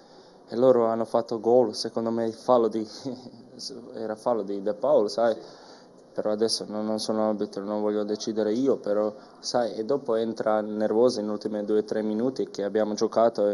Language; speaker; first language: Italian; non-native, learner; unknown